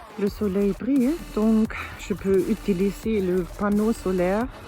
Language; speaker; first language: French; non-native, fluent; German